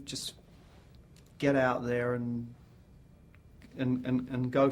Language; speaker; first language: English; native; English